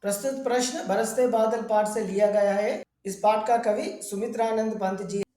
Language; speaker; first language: Hindi; non-native, local second language; Telugu